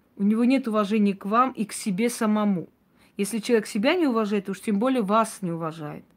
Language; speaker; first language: Russian; non-native, local second language; Armenian